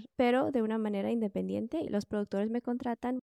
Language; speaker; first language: Spanish; early bilingual, heritage; Spanish